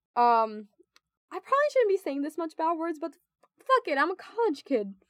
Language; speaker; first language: English; non-native, local second language; Filipino